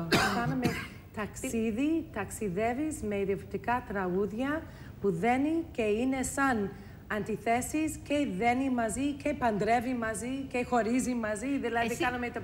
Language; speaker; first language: Greek; non-native, fluent; English